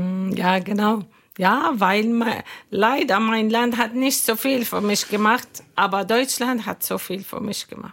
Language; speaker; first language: German; non-native, learner; Arabic